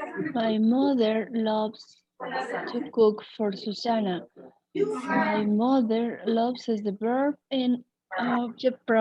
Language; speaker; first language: English; non-native, learner; Spanish